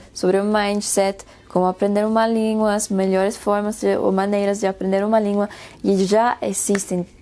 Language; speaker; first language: Portuguese; non-native, fluent; Spanish